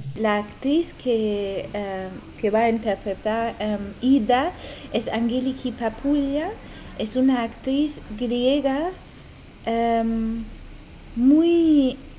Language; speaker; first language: Spanish; non-native, fluent; German